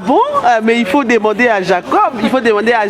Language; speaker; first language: French; non-native, local second language; Lingala